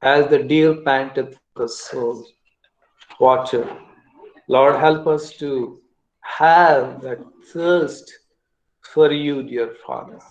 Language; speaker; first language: English; non-native, local second language; Telugu